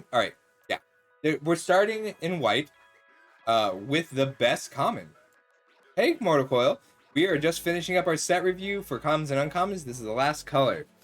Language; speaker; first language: English; native; English